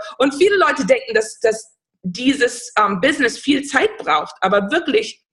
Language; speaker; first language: German; non-native, fluent; English